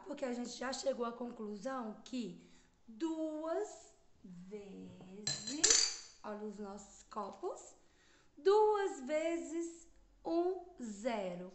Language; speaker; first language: Portuguese; native; Portuguese